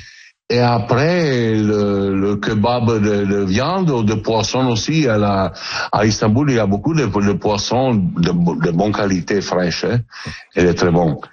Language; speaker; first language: French; non-native, learner; Italian